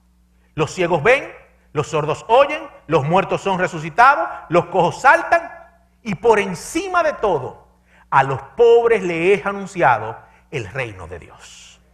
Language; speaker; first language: Spanish; native; Spanish